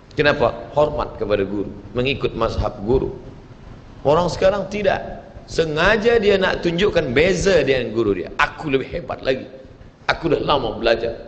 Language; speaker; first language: Malay; native; Malay